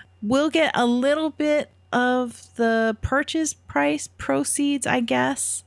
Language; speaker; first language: English; native; English